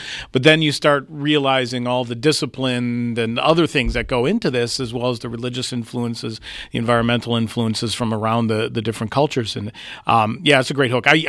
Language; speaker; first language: English; native; English